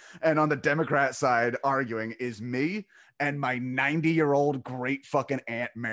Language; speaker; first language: English; native; English